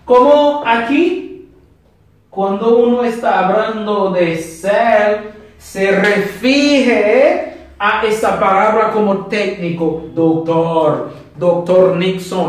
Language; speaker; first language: Spanish; non-native, learner; Haitian Creole